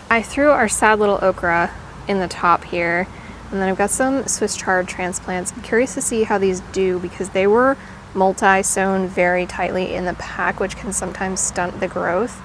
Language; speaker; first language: English; native; English